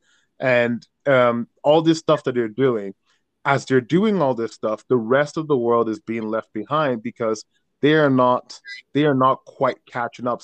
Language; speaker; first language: English; non-native, local second language; Yoruba